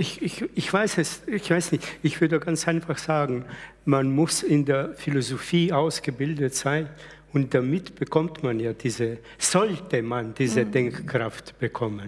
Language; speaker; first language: German; early bilingual, other home language; Slovenian